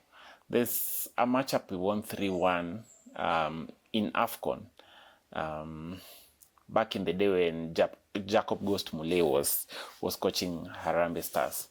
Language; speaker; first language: English; non-native, local second language; Swahili